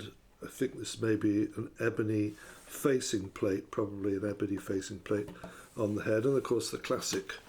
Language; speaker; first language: English; native; English